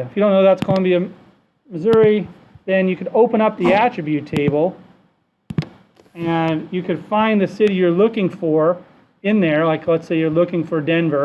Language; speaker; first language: English; native; English